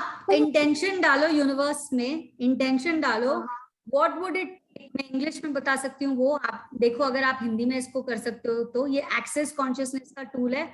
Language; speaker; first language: Hindi; native; Hindi